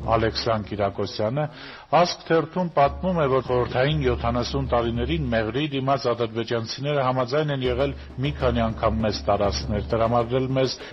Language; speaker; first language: Armenian; native; Armenian